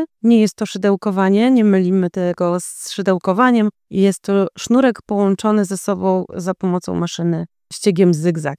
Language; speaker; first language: Polish; native; Polish